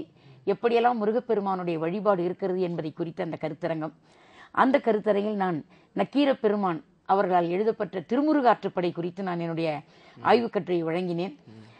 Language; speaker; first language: Tamil; native; Tamil